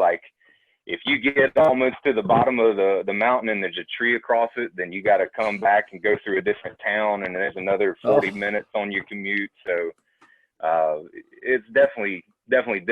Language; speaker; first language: English; native; English